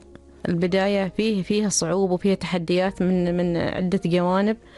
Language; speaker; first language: Arabic; native; Arabic